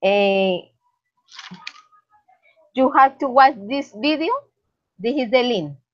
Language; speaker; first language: English; non-native, learner; Spanish